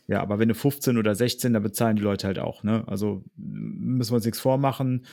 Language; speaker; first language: German; native; German